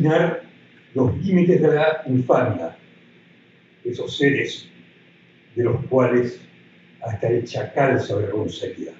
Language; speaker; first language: Spanish; native; Spanish